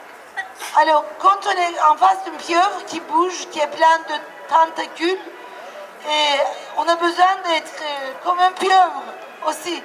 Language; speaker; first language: French; non-native, fluent; Turkish